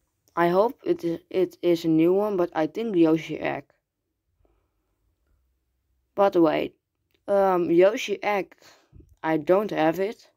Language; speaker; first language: English; non-native, learner; Dutch